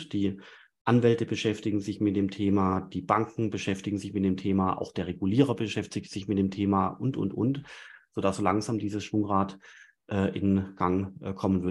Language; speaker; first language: German; native; German